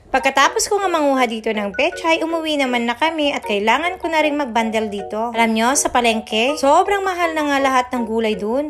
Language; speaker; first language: Filipino; native; Filipino